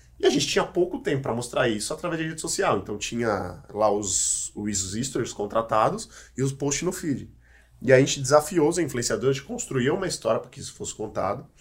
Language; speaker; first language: Portuguese; native; Portuguese